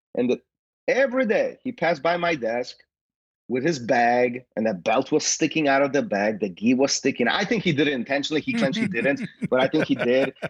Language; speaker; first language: English; non-native, fluent; Polish